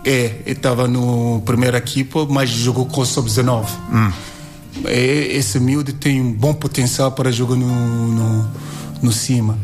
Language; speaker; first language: Portuguese; non-native, learner; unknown